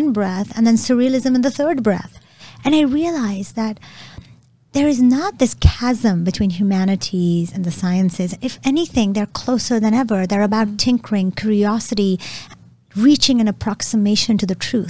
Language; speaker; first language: English; non-native, local second language; Urdu